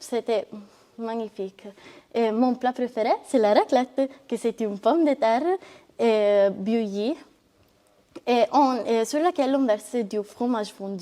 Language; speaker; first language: French; non-native, learner; Italian